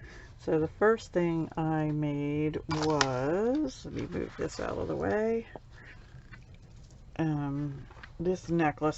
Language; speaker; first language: English; native; English